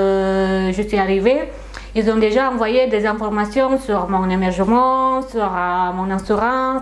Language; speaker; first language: French; non-native, fluent; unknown